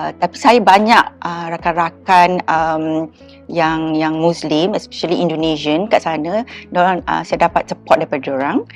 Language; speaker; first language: Malay; native; Malay